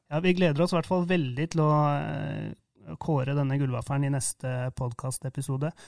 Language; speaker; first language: Norwegian; native; Norwegian